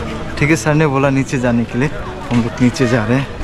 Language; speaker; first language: Hindi; non-native, local second language; Assamese